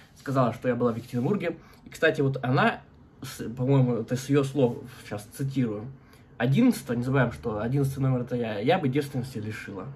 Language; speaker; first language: Russian; native; Russian